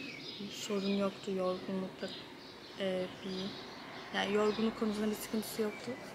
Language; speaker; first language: Turkish; early bilingual, heritage; Turkish